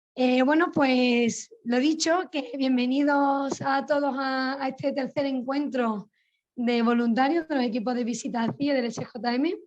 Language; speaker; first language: Spanish; native; Spanish